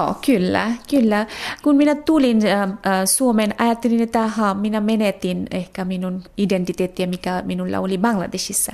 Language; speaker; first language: Finnish; non-native, fluent; Bangla